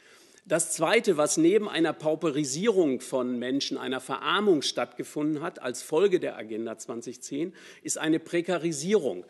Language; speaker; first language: German; native; German